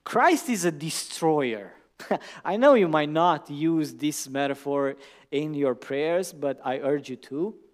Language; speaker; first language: English; non-native, fluent; Romanian